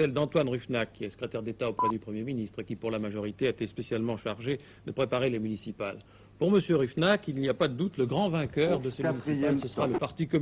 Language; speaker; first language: French; native; French